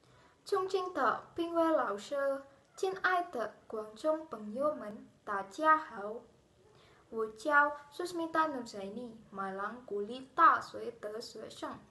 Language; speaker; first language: Chinese; non-native, learner; Indonesian